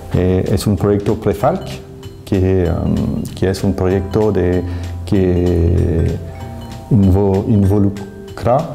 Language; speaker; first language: Spanish; non-native, fluent; French